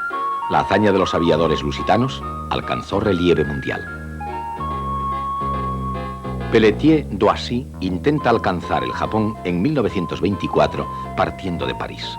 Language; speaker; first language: Spanish; native; Spanish